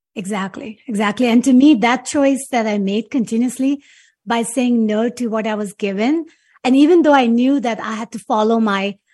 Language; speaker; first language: English; non-native, local second language; Urdu